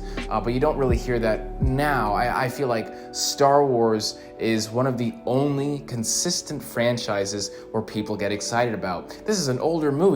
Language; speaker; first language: English; native; English